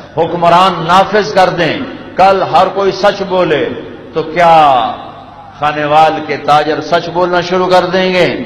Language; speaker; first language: Urdu; non-native, local second language; Punjabi